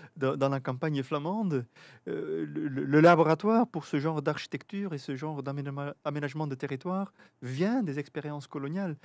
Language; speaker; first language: French; native; French